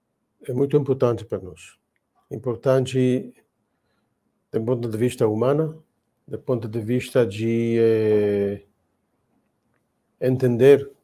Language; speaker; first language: Portuguese; non-native, fluent; Hebrew